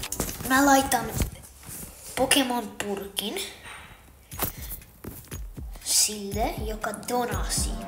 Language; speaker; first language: Finnish; early bilingual, other home language; Russian